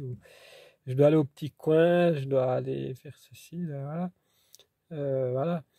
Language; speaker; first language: French; native; French